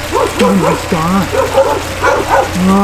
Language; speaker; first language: Korean; native; Korean